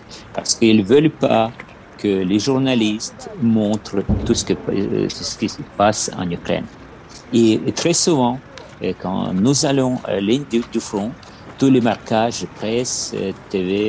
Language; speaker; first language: French; non-native, fluent; Ukrainian